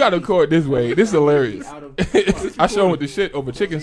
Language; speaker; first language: English; native; English